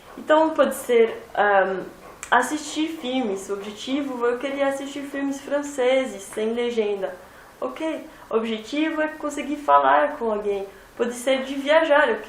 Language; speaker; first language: Portuguese; non-native, fluent; French